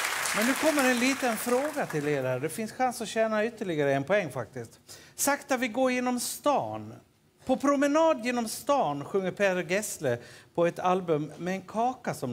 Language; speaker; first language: Swedish; native; Swedish